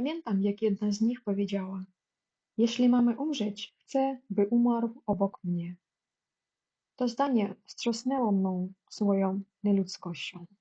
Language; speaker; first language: Polish; non-native, fluent; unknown